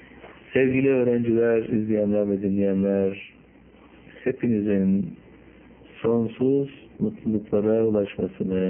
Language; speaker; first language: Turkish; native; Turkish